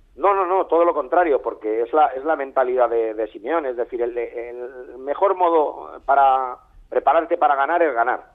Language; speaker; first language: Spanish; native; Spanish